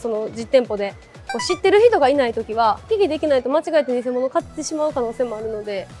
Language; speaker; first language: Japanese; native; Japanese